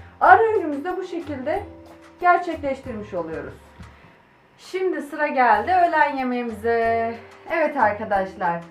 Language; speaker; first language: Turkish; native; Turkish